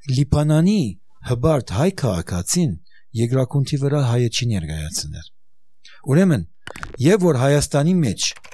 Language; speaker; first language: Armenian; early bilingual, heritage; Armenian